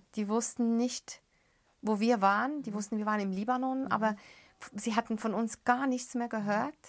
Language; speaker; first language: German; early bilingual, other home language; Arabic